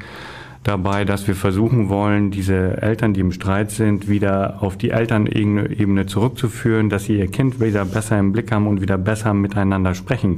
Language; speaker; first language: German; native; German